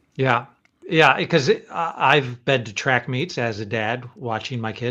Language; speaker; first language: English; native; English